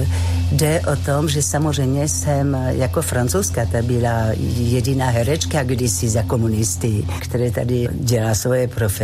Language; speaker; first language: Czech; non-native, fluent; French